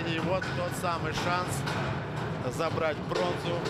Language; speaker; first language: Russian; native; Russian